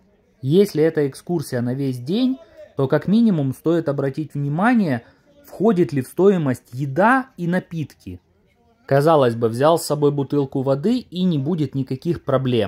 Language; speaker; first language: Russian; native; Russian